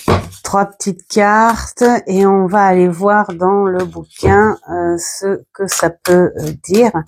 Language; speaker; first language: French; native; French